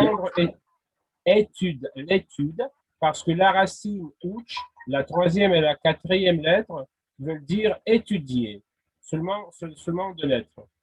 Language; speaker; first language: French; non-native, fluent; Russian